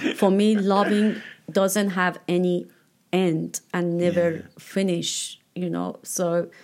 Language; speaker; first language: English; non-native, fluent; Persian